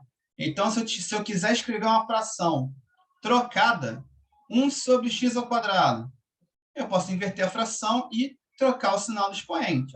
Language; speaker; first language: Portuguese; native; Portuguese